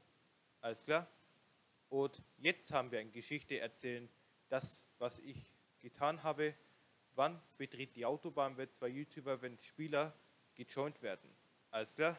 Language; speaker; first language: German; non-native, local second language; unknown